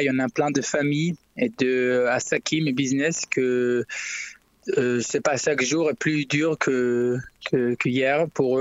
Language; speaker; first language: French; non-native, learner; Hebrew